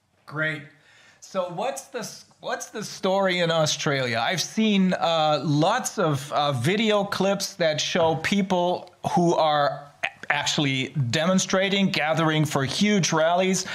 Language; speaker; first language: English; non-native, fluent; German